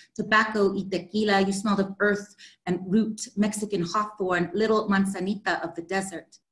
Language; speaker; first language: English; native; English